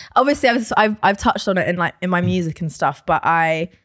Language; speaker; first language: English; native; English